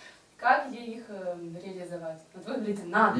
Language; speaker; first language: Russian; native; Russian